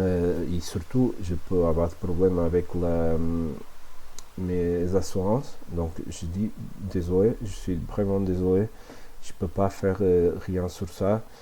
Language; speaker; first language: French; non-native, fluent; Portuguese